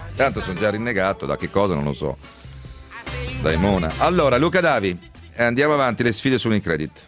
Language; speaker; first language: Italian; native; Italian